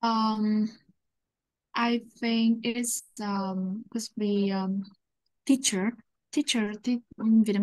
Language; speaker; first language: English; non-native, learner; Vietnamese